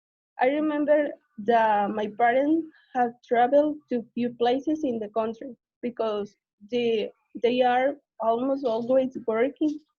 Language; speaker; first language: English; non-native, learner; Spanish